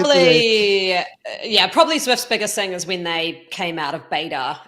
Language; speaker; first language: English; native; English